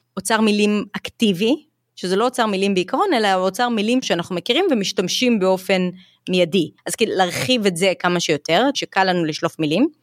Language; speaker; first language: Hebrew; native; Hebrew